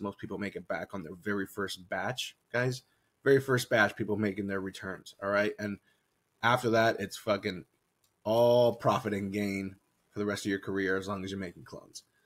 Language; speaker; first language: English; native; English